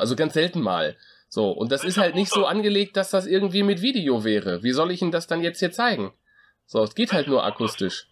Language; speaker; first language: German; native; German